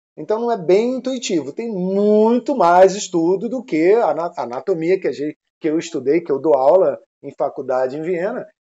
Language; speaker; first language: Portuguese; non-native, fluent; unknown